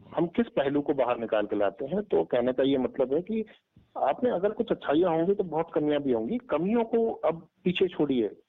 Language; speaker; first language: Hindi; native; Hindi